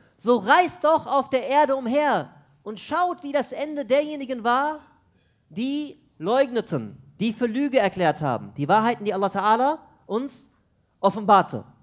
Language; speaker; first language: German; early bilingual, other home language; Urdu